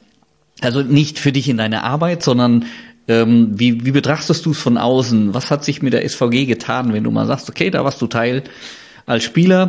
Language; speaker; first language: German; native; German